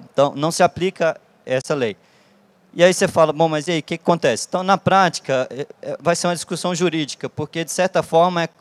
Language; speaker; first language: Portuguese; native; Portuguese